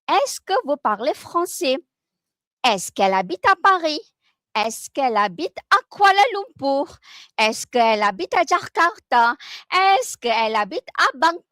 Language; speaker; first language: French; non-native, fluent; Malay